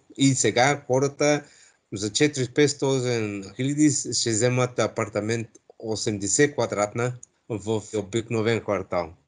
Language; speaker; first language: Bulgarian; non-native, learner; English